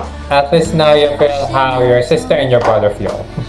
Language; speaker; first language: English; non-native, local second language; Filipino